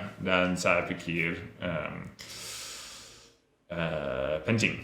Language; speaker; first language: Indonesian; non-native, learner; English